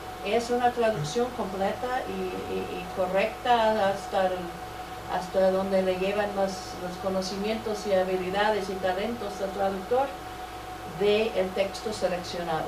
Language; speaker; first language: Spanish; non-native, fluent; English